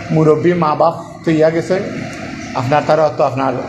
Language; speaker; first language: Bangla; native; Bangla